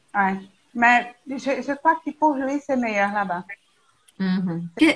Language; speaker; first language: French; non-native, learner; Portuguese